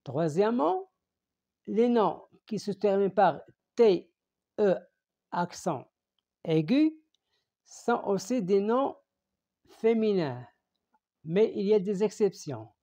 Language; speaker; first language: French; non-native, local second language; Arabic